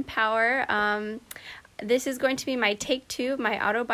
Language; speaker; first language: English; early bilingual, other home language; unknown